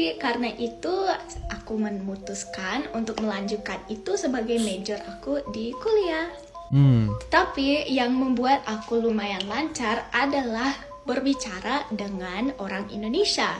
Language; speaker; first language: Indonesian; non-native, fluent; English